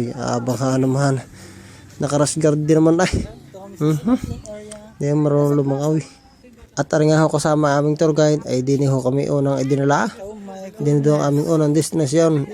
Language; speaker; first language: Filipino; native; Filipino